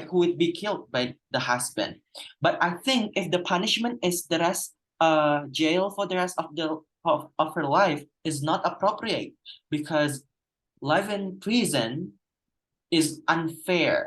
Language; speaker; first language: English; non-native, fluent; Indonesian